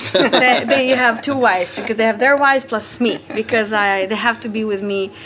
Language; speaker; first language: English; non-native, fluent; Italian